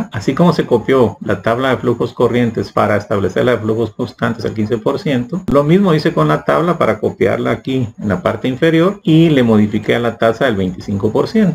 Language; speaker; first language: Spanish; native; Spanish